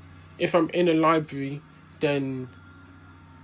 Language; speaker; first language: English; native; English